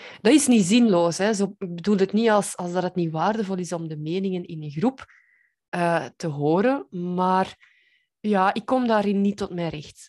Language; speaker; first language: Dutch; native; Dutch